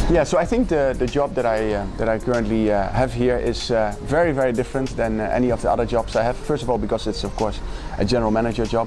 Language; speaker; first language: English; non-native, fluent; Dutch